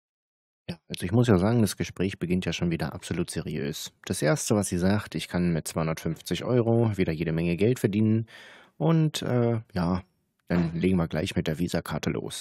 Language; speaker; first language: German; native; German